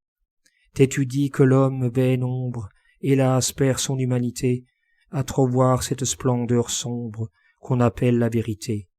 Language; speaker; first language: French; native; French